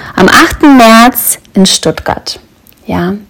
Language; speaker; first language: German; native; German